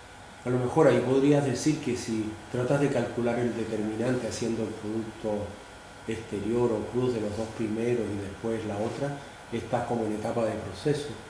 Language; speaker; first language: Spanish; native; Spanish